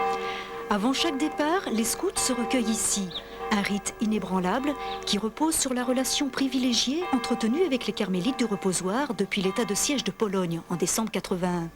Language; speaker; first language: French; native; French